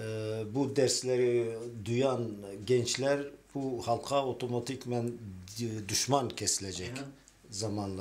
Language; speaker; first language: Turkish; non-native, local second language; Turoyo